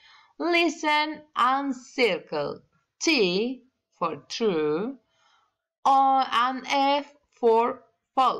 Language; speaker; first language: English; non-native, learner; Spanish